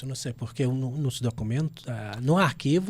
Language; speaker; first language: Portuguese; non-native, fluent; Arabic